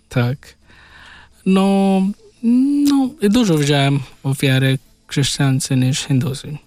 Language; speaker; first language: Polish; non-native, learner; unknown